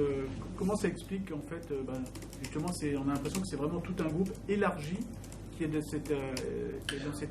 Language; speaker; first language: French; native; French